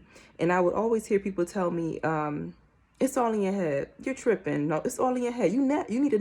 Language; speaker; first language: English; native; English